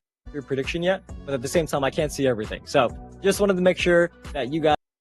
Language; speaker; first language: English; native; English